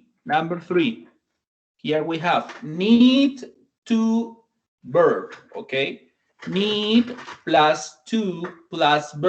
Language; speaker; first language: English; non-native, fluent; Spanish